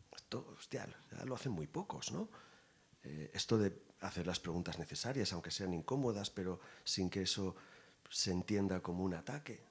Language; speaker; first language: Spanish; native; Spanish